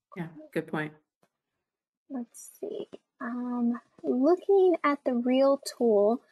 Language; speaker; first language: English; native; English